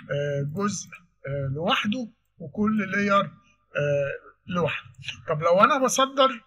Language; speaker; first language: Arabic; native; Arabic